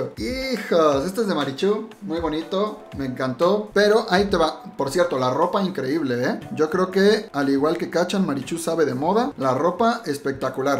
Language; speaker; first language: Spanish; native; Spanish